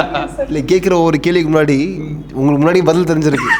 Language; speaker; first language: Tamil; native; Tamil